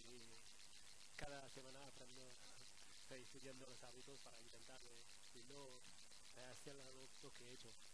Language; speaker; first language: Spanish; non-native, fluent; French